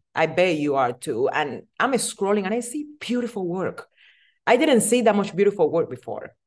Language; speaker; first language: English; non-native, fluent; Spanish